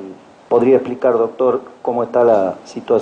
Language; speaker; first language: Spanish; native; Spanish